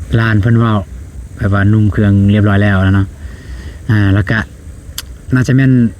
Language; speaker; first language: Lao; native; Lao